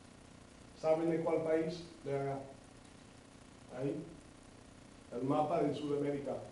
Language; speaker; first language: Spanish; non-native, fluent; English